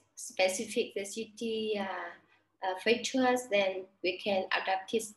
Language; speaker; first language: English; non-native, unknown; Vietnamese